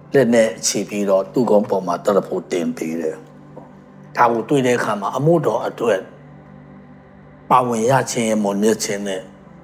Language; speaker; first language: Burmese; non-native, local second language; Tedim Chin